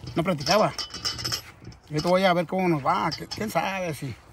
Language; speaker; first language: Spanish; native; Spanish